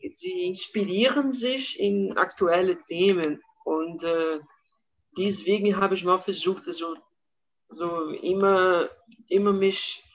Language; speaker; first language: German; non-native, fluent; Portuguese